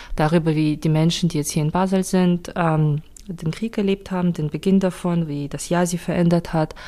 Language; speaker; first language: German; non-native, fluent; Ukrainian